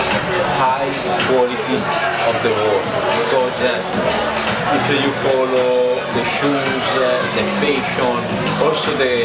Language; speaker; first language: English; non-native, learner; Italian